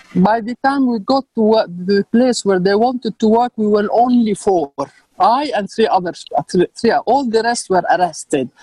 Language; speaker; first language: English; non-native, fluent; Arabic